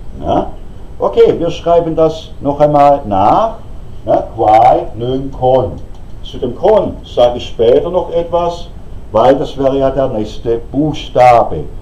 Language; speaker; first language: German; native; German